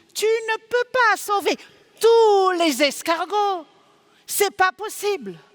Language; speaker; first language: French; non-native, fluent; English